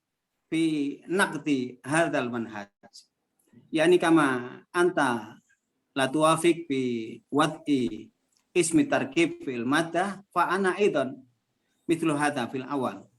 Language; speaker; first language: Arabic; non-native, fluent; Indonesian